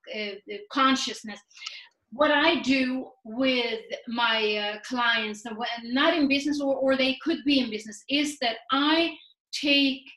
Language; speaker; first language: English; non-native, fluent; Swedish